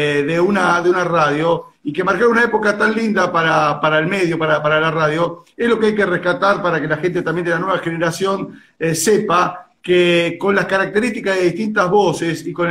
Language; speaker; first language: Spanish; native; Spanish